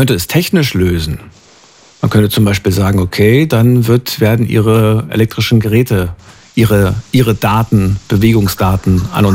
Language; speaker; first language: German; native; German